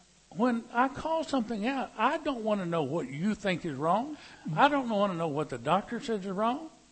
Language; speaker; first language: English; native; English